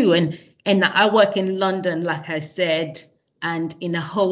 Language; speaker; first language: English; non-native, local second language; Yoruba